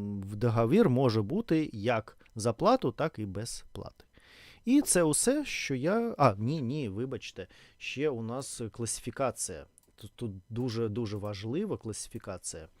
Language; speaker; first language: Ukrainian; non-native, learner; Russian